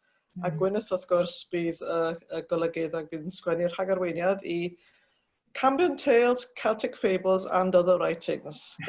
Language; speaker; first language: Welsh; native; Welsh